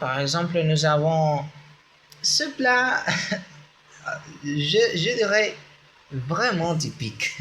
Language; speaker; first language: French; non-native, learner; Spanish